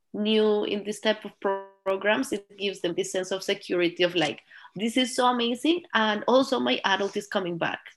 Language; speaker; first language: English; non-native, fluent; Spanish